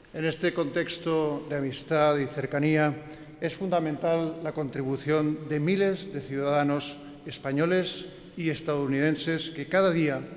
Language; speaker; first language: Spanish; native; Spanish